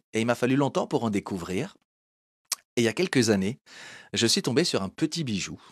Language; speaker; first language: French; early bilingual, other home language; Portuguese